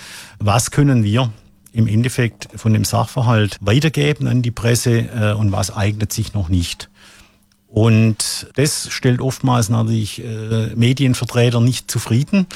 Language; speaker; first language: German; native; German